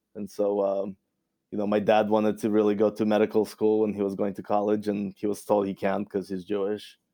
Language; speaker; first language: English; early bilingual, other home language; Romanian